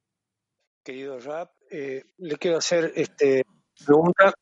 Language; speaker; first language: Spanish; native; Spanish